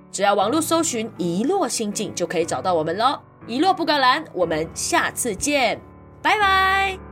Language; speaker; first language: Chinese; native; Chinese